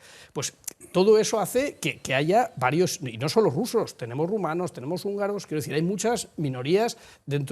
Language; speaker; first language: Spanish; native; Spanish